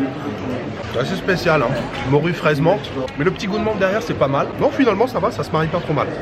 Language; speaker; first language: French; native; French